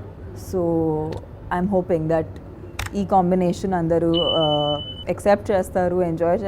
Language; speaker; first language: Telugu; non-native, fluent; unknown